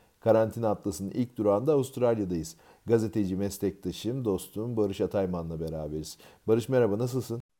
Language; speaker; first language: Turkish; native; Turkish